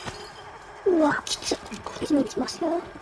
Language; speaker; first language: Japanese; native; Japanese